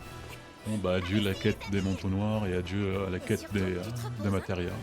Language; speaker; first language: French; native; French